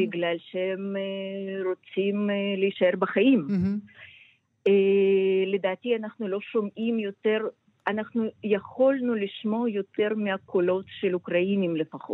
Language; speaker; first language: Hebrew; non-native, fluent; Russian